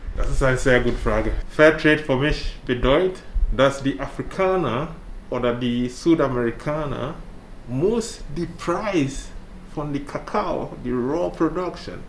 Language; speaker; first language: German; non-native, fluent; English